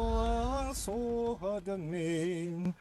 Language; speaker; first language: Mongolian; native; Mongolian